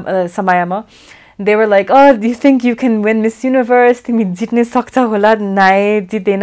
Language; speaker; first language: Nepali; early bilingual, heritage; English